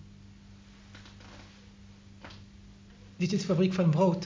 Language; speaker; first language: Dutch; non-native, learner; Arabic